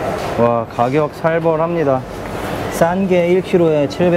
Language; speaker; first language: Korean; native; Korean